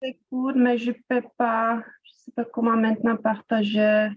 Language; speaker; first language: French; non-native, fluent; Czech